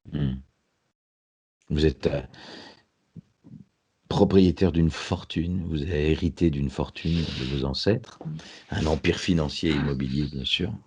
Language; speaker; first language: French; native; French